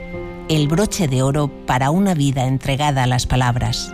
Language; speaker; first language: Spanish; native; Spanish